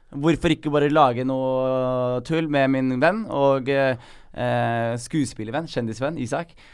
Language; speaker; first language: Norwegian; early bilingual, other home language; Somali